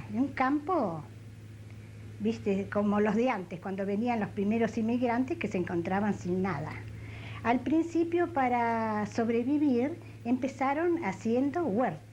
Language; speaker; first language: Spanish; native; Spanish